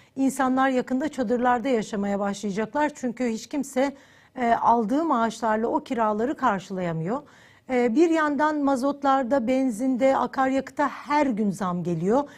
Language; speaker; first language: Turkish; native; Turkish